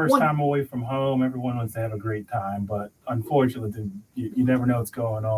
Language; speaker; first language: English; native; English